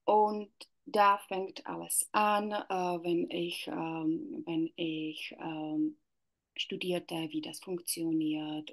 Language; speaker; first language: German; non-native, learner; Czech